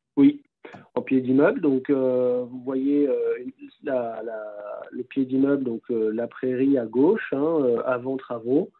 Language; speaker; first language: French; native; French